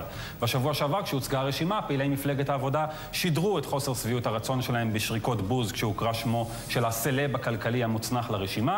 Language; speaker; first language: Hebrew; native; Hebrew